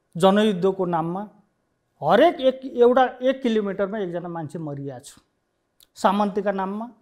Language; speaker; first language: Nepali; native; Nepali